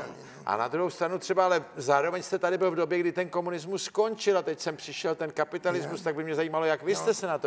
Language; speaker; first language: Czech; native; Czech